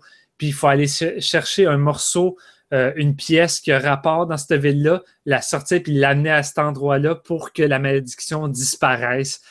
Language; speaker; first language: French; native; French